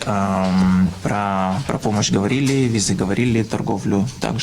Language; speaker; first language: Russian; non-native, fluent; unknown